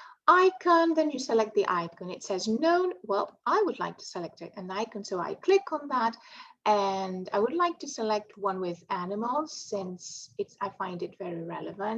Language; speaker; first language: English; non-native, fluent; Greek